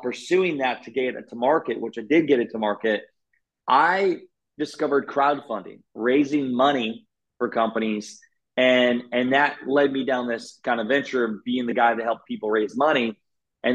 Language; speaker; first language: English; native; English